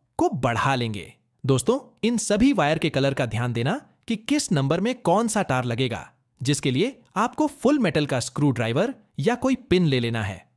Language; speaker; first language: Hindi; native; Hindi